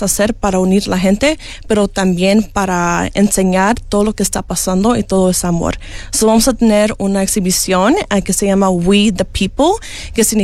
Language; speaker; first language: Spanish; early bilingual, heritage; Spanish